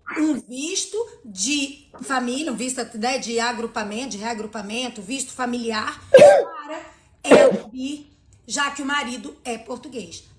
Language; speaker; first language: Portuguese; native; Portuguese